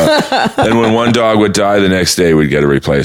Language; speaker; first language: English; native; English